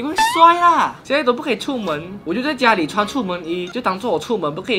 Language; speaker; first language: Chinese; native; Chinese